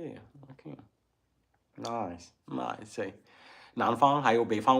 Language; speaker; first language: Chinese; non-native, learner; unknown